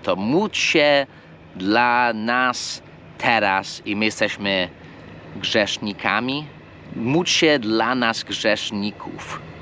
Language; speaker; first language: Polish; non-native, fluent; English